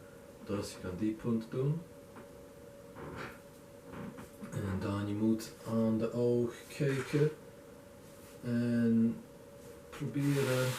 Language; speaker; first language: Dutch; non-native, learner; English